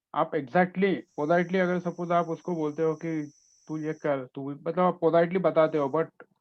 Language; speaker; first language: Hindi; non-native, local second language; Marathi